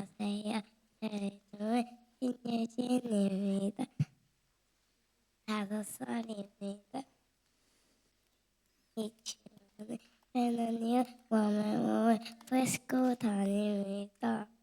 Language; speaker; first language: Korean; early bilingual, heritage; Korean